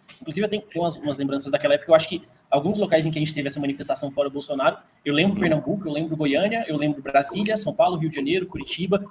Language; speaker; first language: Portuguese; native; Portuguese